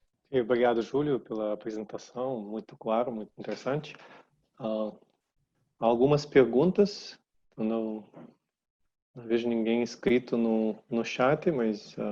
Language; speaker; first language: Portuguese; non-native, fluent; Russian